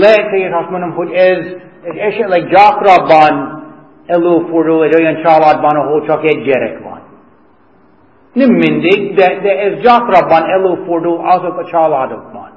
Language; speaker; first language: Hungarian; non-native, fluent; English